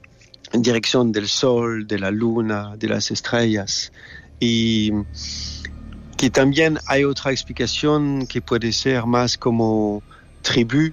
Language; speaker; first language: Spanish; non-native, learner; French